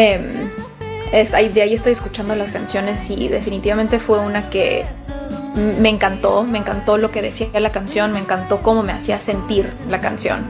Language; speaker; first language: Spanish; early bilingual, heritage; Spanish